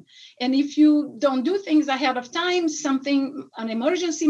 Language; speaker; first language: English; non-native, fluent; Portuguese